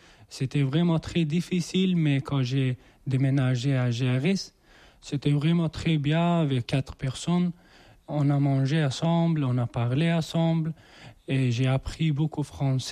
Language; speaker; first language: French; non-native, learner; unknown